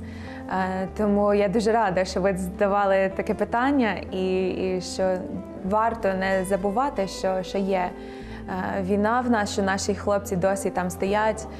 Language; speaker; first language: Ukrainian; non-native, fluent; English